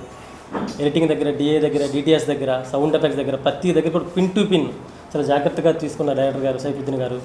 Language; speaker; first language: Telugu; native; Telugu